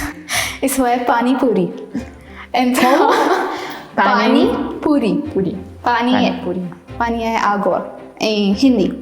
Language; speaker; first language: Portuguese; non-native, fluent; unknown